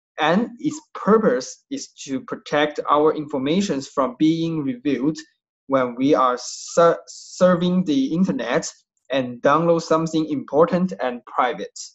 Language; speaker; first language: English; non-native, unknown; Chinese